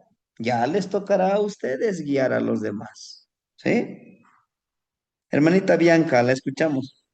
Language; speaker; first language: Spanish; native; Spanish